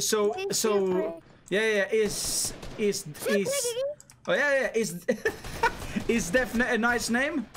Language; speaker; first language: English; non-native, fluent; Swedish